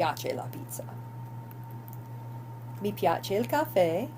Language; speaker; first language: Italian; non-native, fluent; English